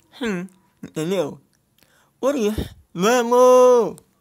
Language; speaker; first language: Portuguese; non-native, local second language; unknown